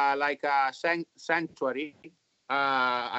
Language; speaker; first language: English; non-native, learner; Italian